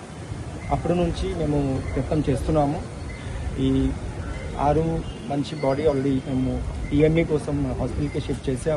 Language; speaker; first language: Telugu; non-native, learner; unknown